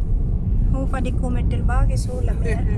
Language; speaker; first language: Norwegian; non-native, learner; Filipino